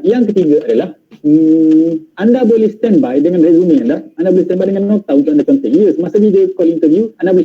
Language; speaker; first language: Malay; native; Malay